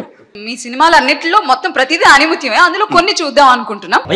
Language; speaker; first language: Telugu; native; Telugu